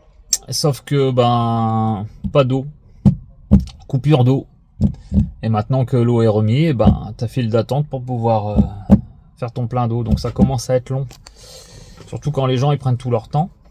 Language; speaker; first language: French; native; French